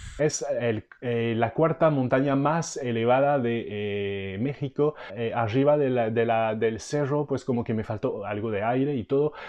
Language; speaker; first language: Spanish; non-native, fluent; French